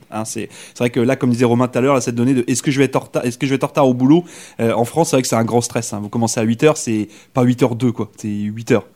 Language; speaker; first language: French; native; French